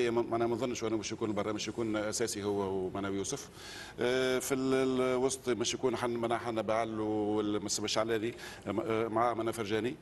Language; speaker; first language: Arabic; native; Arabic